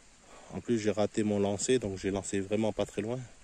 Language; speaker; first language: French; native; French